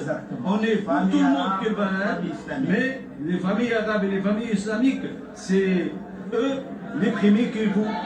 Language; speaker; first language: French; non-native, learner; Arabic